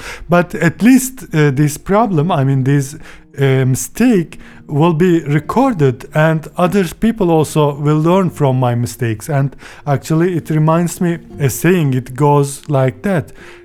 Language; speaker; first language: English; non-native, fluent; Turkish